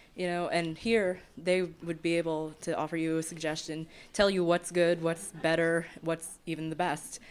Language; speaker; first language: English; native; English